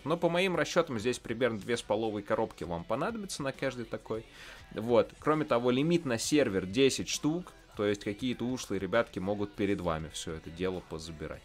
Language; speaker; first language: Russian; native; Russian